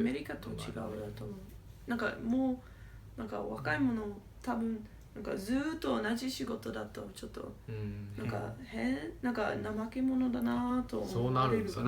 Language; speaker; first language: Japanese; non-native, learner; English